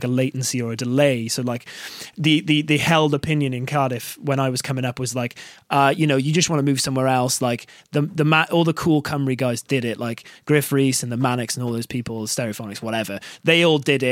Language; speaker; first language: English; native; English